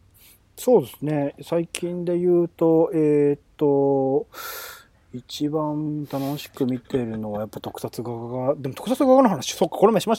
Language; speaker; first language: Japanese; native; Japanese